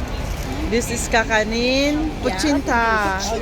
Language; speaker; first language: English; non-native, learner; Filipino